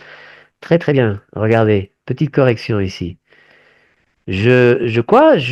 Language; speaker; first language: French; non-native, fluent; Spanish